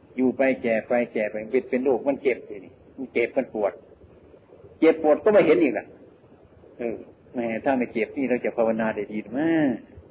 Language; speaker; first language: Thai; non-native, local second language; Northeastern Thai